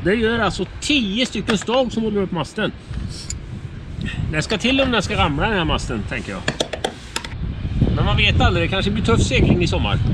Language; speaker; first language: Swedish; native; Swedish